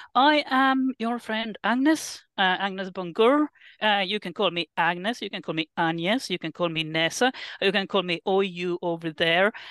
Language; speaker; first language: English; non-native, fluent; Finnish